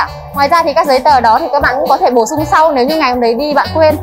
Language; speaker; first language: Vietnamese; native; Vietnamese